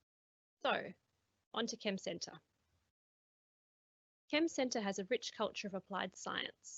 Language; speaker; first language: English; native; English